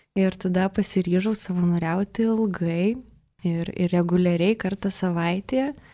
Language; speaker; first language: Lithuanian; early bilingual, heritage; Russian